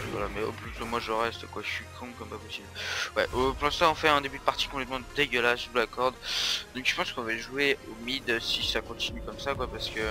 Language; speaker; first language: French; native; French